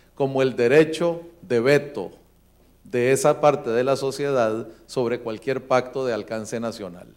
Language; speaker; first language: Spanish; native; Spanish